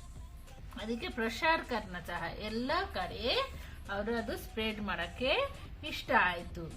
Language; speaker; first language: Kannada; non-native, local second language; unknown